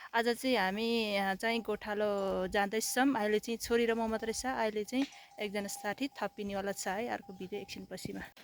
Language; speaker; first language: Nepali; non-native, local second language; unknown